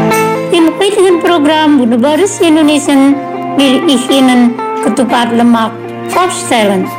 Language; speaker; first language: German; non-native, learner; Indonesian